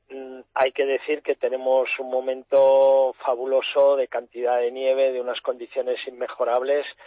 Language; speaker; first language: Spanish; native; Spanish